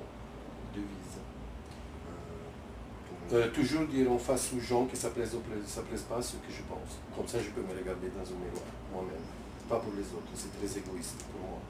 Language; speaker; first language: French; non-native, fluent; Italian